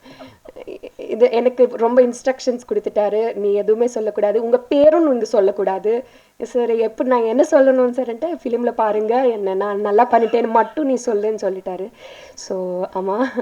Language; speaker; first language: Tamil; non-native, learner; Telugu